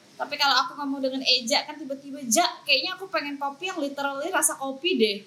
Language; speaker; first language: Indonesian; native; Indonesian